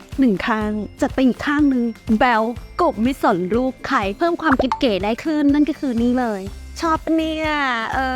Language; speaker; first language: Thai; native; Thai